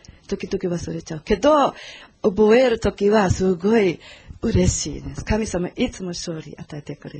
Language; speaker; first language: Japanese; non-native, learner; Portuguese